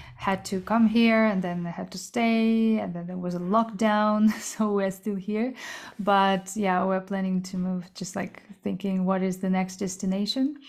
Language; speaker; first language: English; early bilingual, other home language; Korean